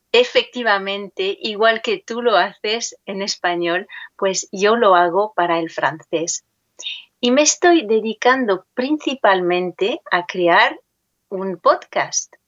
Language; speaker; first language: Spanish; non-native, fluent; French